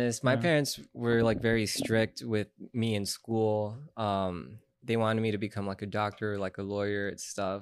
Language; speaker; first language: English; native; English